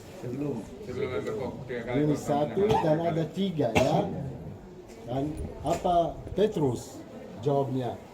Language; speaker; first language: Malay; non-native, fluent; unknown